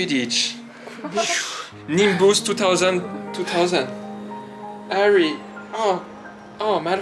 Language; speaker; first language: English; non-native, fluent; French